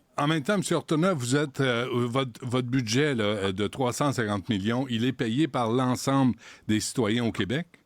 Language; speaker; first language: French; native; French